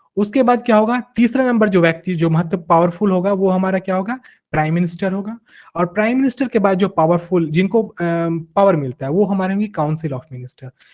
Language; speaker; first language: Hindi; native; Hindi